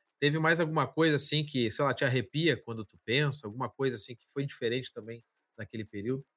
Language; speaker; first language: Portuguese; native; Portuguese